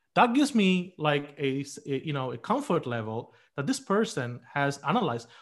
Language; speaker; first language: English; non-native, local second language; Tamil